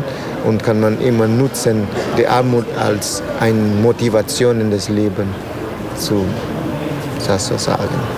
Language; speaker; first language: German; non-native, learner; Spanish